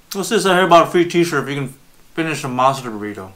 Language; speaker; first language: English; native; English